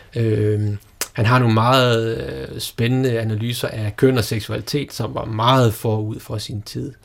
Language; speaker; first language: Danish; native; Danish